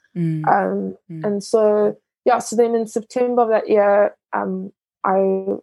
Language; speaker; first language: English; early bilingual, other home language; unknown